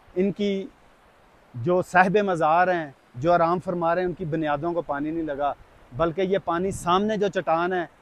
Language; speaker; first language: Urdu; native; Urdu